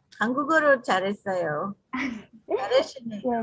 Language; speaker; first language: Korean; non-native, learner; English